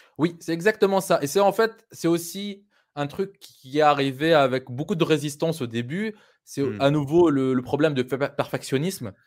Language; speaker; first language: French; non-native, local second language; Arabic